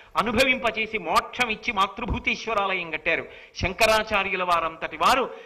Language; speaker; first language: Telugu; native; Telugu